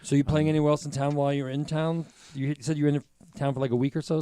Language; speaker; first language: English; native; English